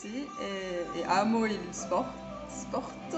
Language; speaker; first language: Italian; non-native, learner; French